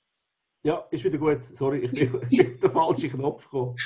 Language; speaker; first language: German; native; German